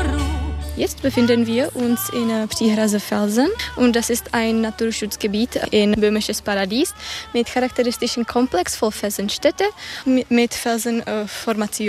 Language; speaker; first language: German; non-native, learner; Czech